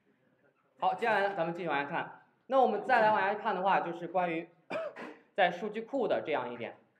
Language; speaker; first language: Chinese; native; Chinese